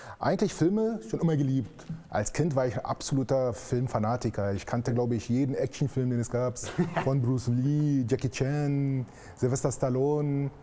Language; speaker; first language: German; early bilingual, other home language; Arabic